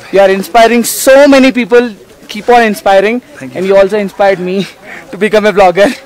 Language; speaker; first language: Hindi; non-native, local second language; Telugu